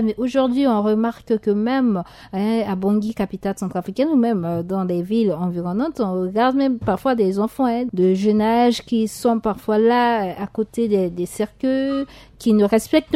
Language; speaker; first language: French; non-native, local second language; Sango